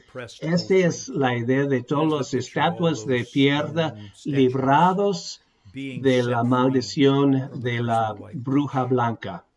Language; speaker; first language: Spanish; non-native, fluent; English